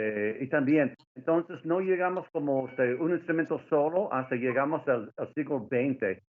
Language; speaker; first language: Spanish; non-native, fluent; English